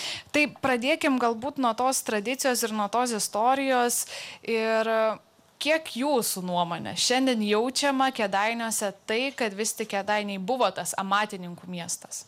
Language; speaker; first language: Lithuanian; native; Lithuanian